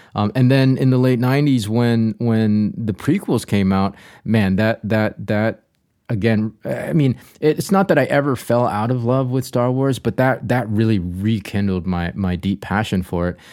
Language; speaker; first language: English; native; English